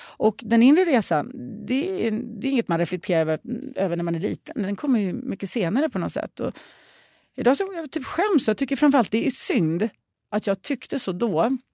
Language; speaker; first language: Swedish; early bilingual, other home language; Russian